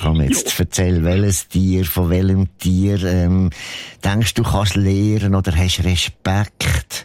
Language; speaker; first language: German; native; German